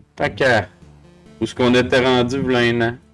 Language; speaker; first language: French; native; French